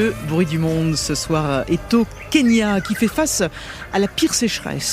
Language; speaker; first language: French; native; French